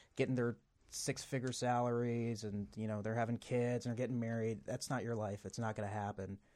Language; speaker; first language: English; native; English